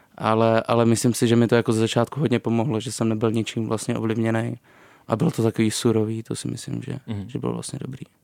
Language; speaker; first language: Czech; native; Czech